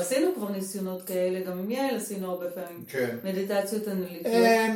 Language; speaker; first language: Hebrew; native; Hebrew